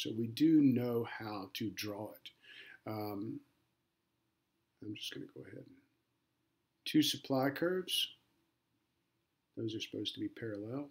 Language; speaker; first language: English; native; English